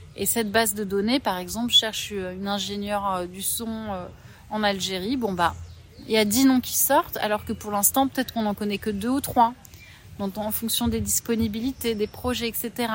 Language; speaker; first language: French; native; French